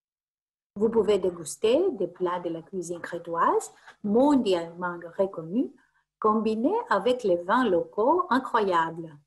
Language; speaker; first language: French; non-native, fluent; Greek